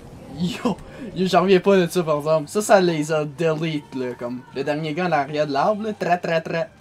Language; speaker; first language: French; native; French